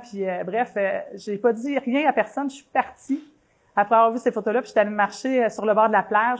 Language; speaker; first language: French; native; French